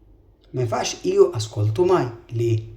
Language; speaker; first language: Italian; non-native, fluent; Arabic